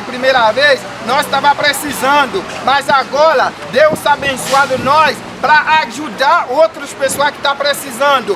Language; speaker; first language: Portuguese; non-native, learner; Haitian Creole